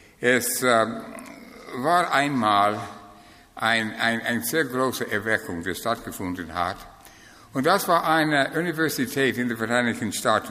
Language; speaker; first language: German; non-native, fluent; English